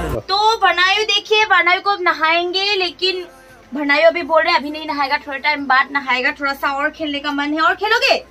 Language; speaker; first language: Hindi; non-native, local second language; Nepali